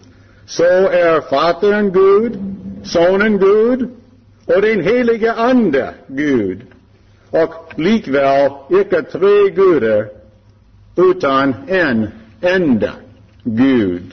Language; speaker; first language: Swedish; non-native, learner; English